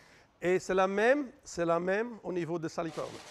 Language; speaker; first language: French; non-native, learner; Dutch